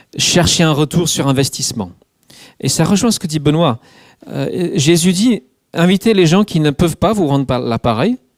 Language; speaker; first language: French; non-native, fluent; English